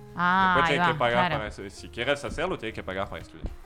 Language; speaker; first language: Spanish; non-native, fluent; French